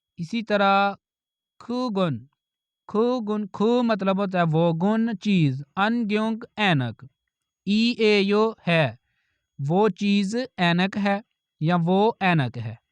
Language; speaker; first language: Urdu; native; Urdu